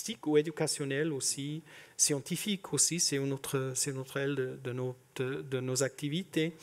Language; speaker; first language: French; non-native, fluent; English